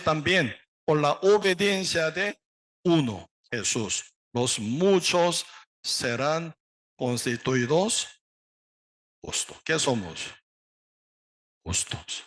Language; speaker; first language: Spanish; non-native, learner; Korean